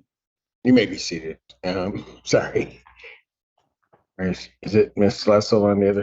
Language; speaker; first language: English; native; English